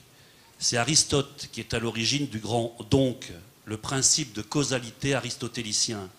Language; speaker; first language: French; native; French